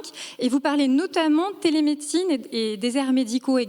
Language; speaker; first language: French; native; French